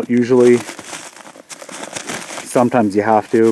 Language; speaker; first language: English; native; English